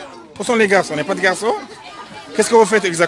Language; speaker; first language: French; non-native, fluent; Arabic